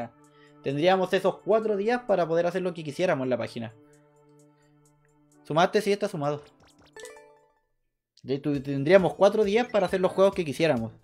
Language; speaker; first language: Spanish; native; Spanish